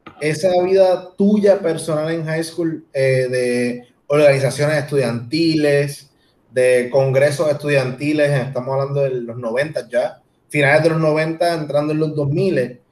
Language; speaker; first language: Spanish; native; Spanish